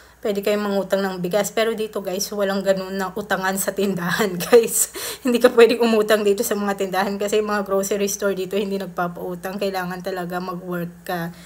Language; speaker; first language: Filipino; native; Filipino